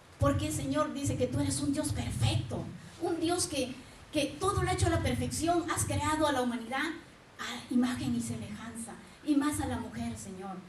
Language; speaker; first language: Spanish; native; Spanish